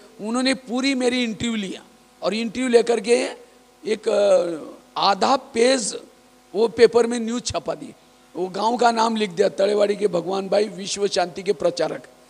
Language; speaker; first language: Hindi; non-native, local second language; Marathi